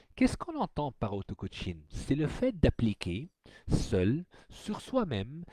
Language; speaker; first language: French; non-native, local second language; Arabic